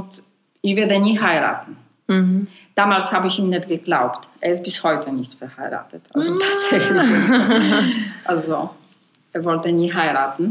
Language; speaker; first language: German; non-native, fluent; Polish